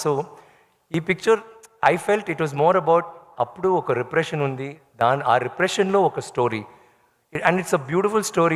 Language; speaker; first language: Telugu; non-native, learner; Tamil